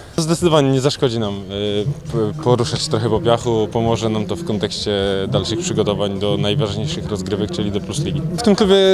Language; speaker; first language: Polish; native; Polish